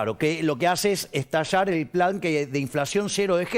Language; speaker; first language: Spanish; native; Spanish